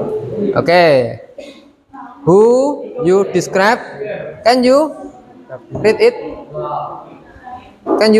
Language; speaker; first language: English; non-native, fluent; Indonesian